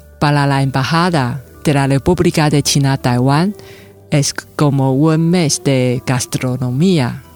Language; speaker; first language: Spanish; non-native, fluent; Chinese